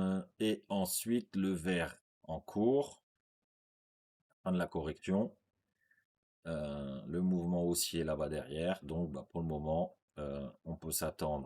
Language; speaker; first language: French; native; French